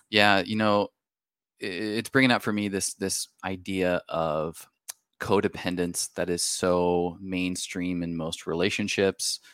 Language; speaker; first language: English; native; English